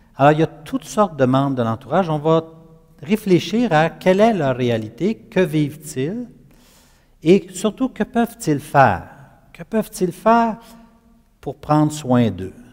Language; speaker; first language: French; native; French